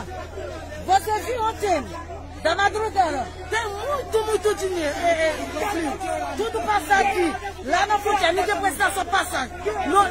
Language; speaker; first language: Portuguese; non-native, learner; Haitian Creole